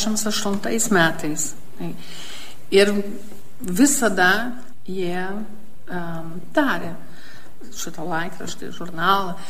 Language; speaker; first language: Lithuanian; early bilingual, heritage; Lithuanian